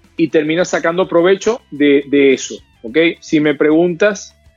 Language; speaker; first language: Spanish; native; Spanish